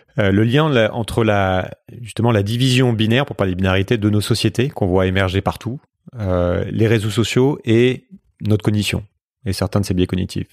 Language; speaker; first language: French; native; French